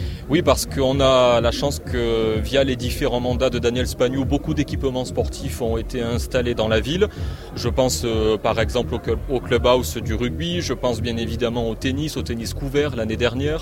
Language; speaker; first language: French; native; French